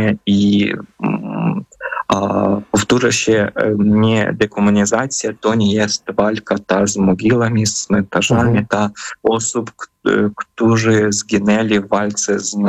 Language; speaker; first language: Polish; non-native, fluent; Ukrainian